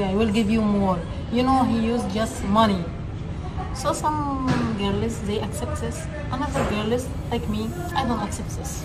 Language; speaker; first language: English; non-native, learner; Arabic